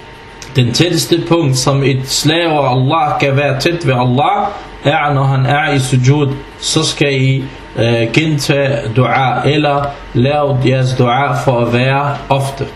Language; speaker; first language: Danish; non-native, fluent; Arabic